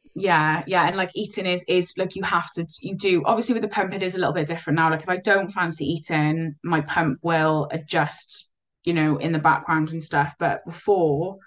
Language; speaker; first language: English; native; English